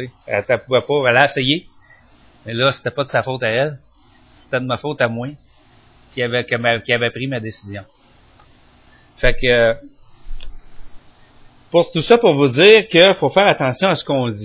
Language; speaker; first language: French; native; French